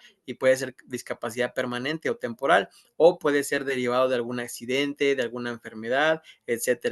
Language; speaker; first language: Spanish; native; Spanish